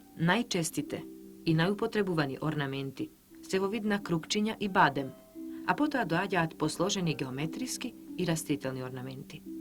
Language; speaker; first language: Macedonian; native; Macedonian